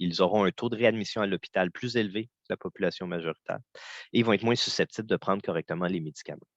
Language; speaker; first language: French; native; French